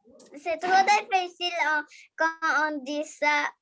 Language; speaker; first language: French; non-native, learner; Arabic